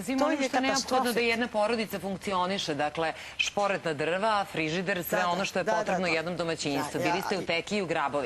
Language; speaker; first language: Serbian; native; Serbian